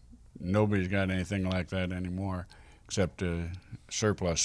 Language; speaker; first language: English; native; English